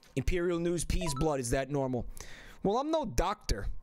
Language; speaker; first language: English; native; English